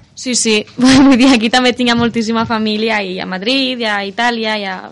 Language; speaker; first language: Catalan; early bilingual, other home language; Romanian